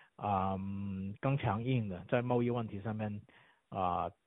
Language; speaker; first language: Chinese; non-native, fluent; Cantonese